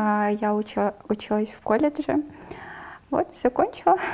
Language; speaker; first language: Russian; non-native, local second language; Kyrgyz